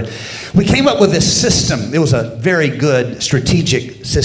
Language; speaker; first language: English; native; English